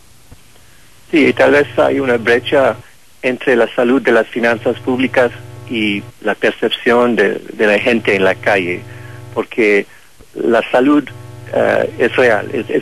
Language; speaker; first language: Spanish; non-native, fluent; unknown